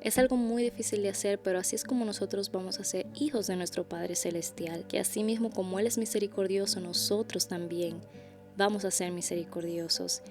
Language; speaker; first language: Spanish; native; Spanish